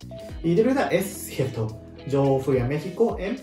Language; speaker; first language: Spanish; non-native, learner; Japanese